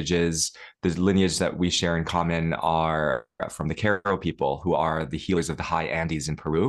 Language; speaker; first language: English; early bilingual, other home language; Cantonese